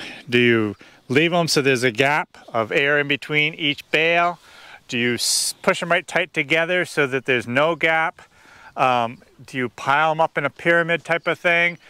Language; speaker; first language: English; native; English